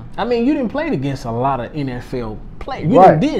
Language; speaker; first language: English; native; English